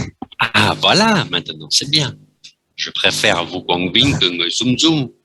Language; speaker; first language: French; non-native, fluent; Vietnamese